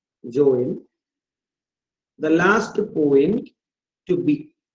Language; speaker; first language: English; non-native, local second language; Malayalam